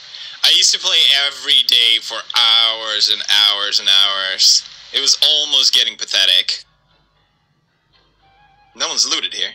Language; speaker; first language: English; native; English